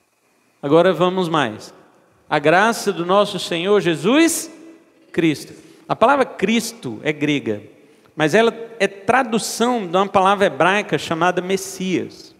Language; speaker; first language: Portuguese; native; Portuguese